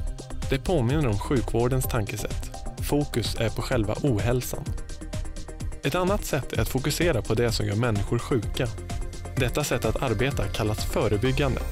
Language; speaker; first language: Swedish; native; Swedish